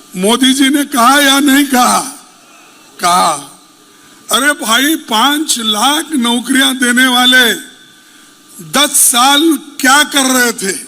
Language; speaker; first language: Hindi; non-native, local second language; Kannada